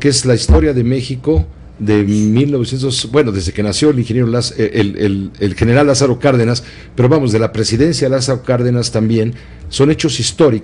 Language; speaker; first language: Spanish; native; Spanish